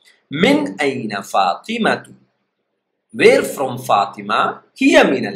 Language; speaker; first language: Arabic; non-native, fluent; Urdu